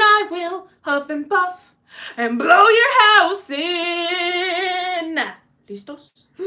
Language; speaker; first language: English; early bilingual, other home language; Spanish